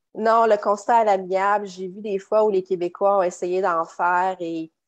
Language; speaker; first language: French; native; French